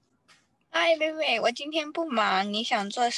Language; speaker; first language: Chinese; non-native, learner; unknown